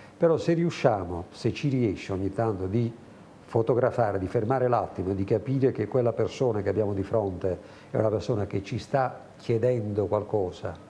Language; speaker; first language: Italian; native; Italian